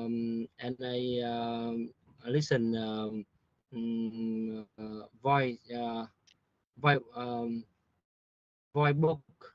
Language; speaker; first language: English; non-native, learner; Vietnamese